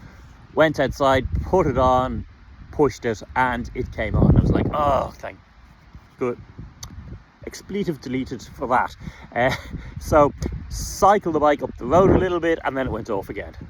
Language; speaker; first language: English; native; English